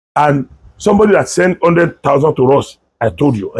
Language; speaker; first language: English; non-native, local second language; Yoruba